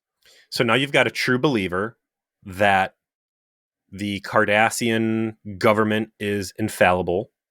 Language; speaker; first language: English; native; English